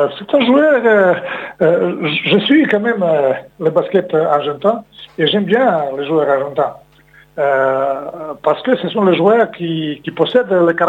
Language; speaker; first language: French; non-native, fluent; Serbian